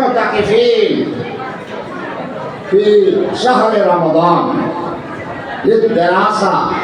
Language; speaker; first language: Arabic; non-native, fluent; Bangla